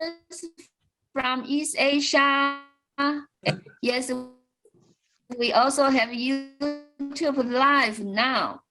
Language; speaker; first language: English; non-native, fluent; Chinese